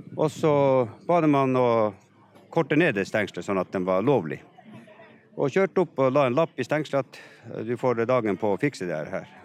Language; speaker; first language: Norwegian; native; Norwegian